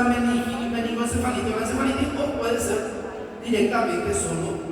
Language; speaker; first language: Spanish; native; Spanish